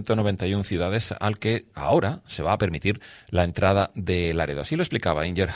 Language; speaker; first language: Spanish; native; Spanish